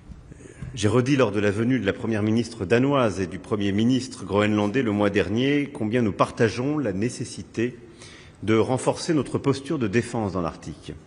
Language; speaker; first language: French; native; French